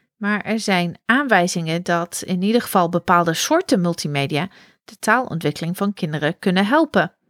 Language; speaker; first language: Dutch; non-native, fluent; English